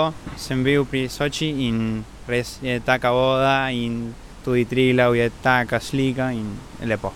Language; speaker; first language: Slovenian; early bilingual, heritage; Spanish